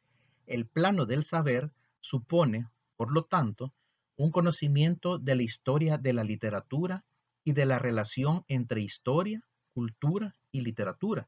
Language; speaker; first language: Spanish; native; Spanish